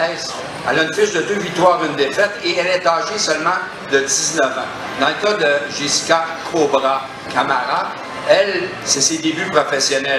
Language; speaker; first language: French; native; French